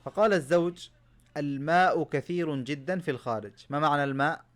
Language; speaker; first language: Arabic; non-native, fluent; Bangla